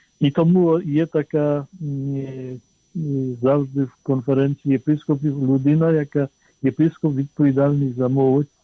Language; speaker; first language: Ukrainian; non-native, fluent; Polish